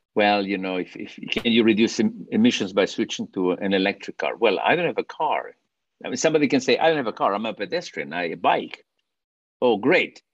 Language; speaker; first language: English; non-native, fluent; Spanish